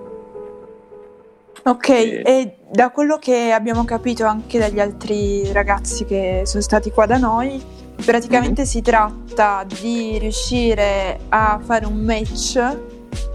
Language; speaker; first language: Italian; native; Italian